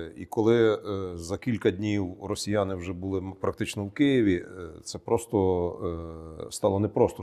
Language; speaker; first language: Ukrainian; native; Ukrainian